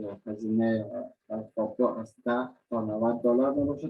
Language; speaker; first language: Persian; native; Persian